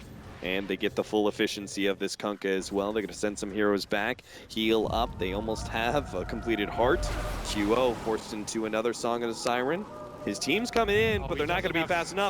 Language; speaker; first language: English; native; English